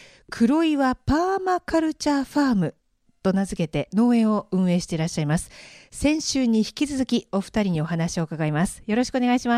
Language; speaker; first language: Japanese; native; Japanese